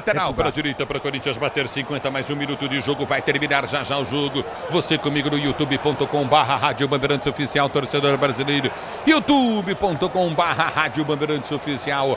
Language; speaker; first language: Portuguese; native; Portuguese